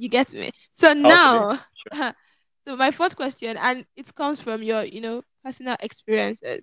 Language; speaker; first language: English; non-native, local second language; Yoruba